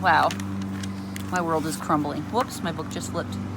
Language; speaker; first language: English; native; English